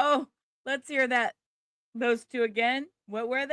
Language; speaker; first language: English; native; English